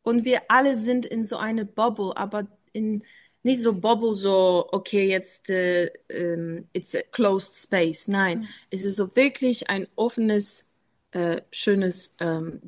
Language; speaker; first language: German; non-native, learner; English